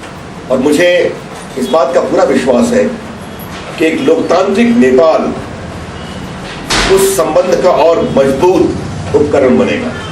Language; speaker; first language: Hindi; native; Hindi